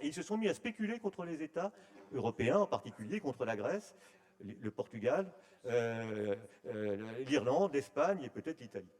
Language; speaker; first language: French; native; French